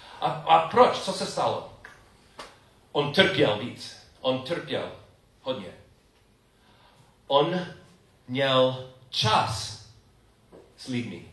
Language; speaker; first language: Czech; non-native, learner; English